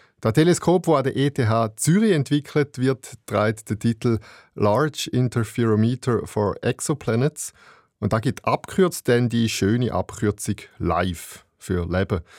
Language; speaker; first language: German; native; German